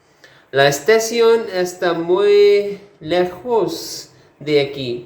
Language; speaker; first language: Spanish; non-native, learner; Urdu